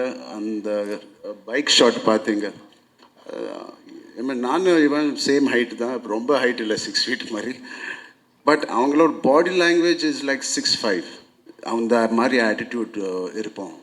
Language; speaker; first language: Tamil; non-native, local second language; Telugu